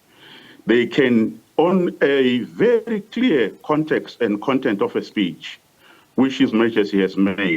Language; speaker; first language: English; non-native, local second language; Swati